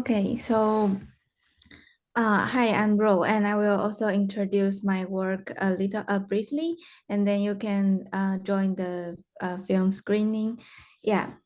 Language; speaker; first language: English; non-native, fluent; Chinese